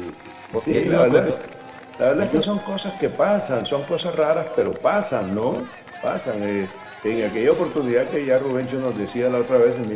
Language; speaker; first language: Spanish; native; Spanish